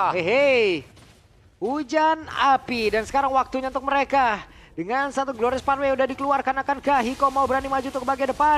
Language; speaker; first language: Indonesian; native; Indonesian